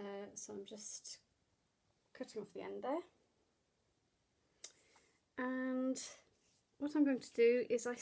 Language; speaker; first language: English; native; English